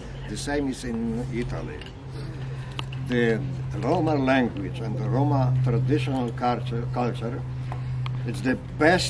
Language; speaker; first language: English; non-native, learner; Polish